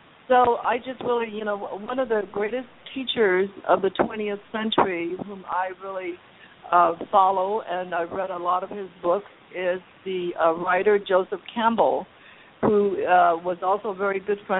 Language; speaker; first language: English; native; English